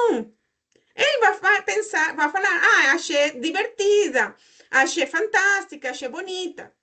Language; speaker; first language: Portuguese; non-native, fluent; Spanish